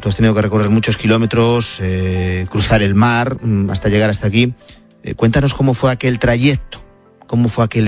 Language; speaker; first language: Spanish; native; Spanish